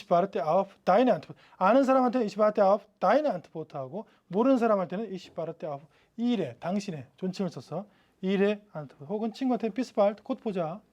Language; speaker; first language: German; non-native, fluent; Korean